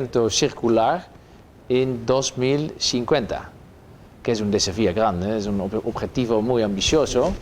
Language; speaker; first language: Spanish; non-native, fluent; Dutch